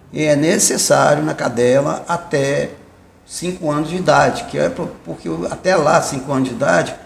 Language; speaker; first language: Portuguese; native; Portuguese